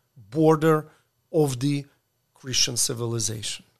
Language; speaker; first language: English; non-native, learner; Ukrainian